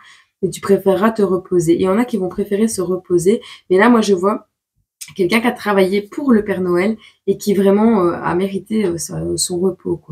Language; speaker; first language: French; native; French